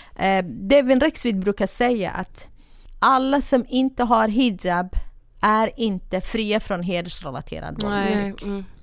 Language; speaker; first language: Swedish; non-native, fluent; Kurdish